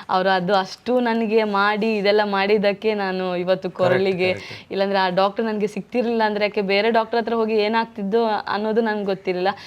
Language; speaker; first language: Kannada; non-native, local second language; Tulu